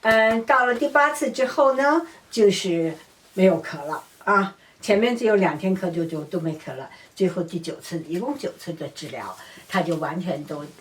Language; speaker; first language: Chinese; native; Chinese